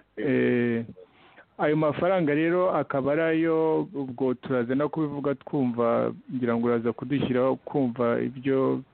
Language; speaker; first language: Kinyarwanda; early bilingual, heritage; Kinyarwanda